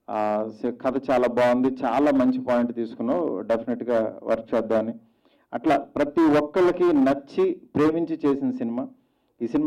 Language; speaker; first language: Telugu; native; Telugu